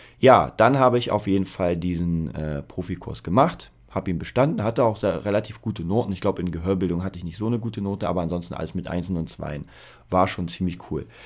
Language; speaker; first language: German; early bilingual, other home language; Polish